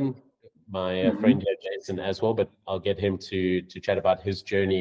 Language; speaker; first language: English; native; English